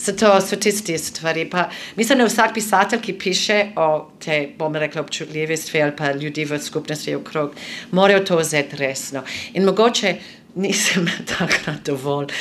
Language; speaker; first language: Slovenian; non-native, fluent; English